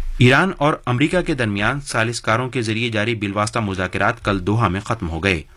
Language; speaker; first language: Urdu; native; Urdu